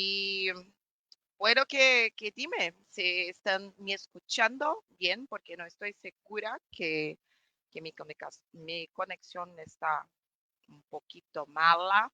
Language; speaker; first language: Spanish; non-native, fluent; Portuguese